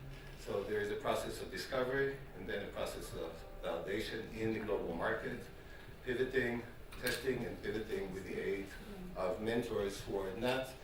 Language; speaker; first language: English; non-native, fluent; Hebrew